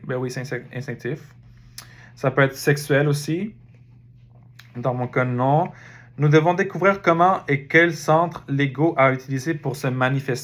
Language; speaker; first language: French; native; French